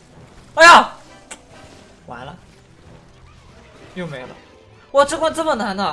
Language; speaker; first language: Chinese; native; Chinese